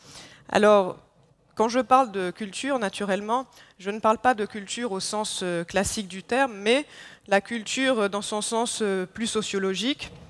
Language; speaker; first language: French; non-native, local second language; Haitian Creole